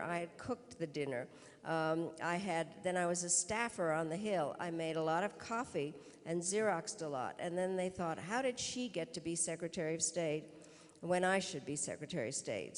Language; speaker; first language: English; early bilingual, other home language; Czech